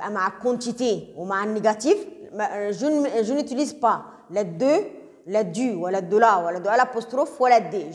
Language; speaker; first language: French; non-native, local second language; Arabic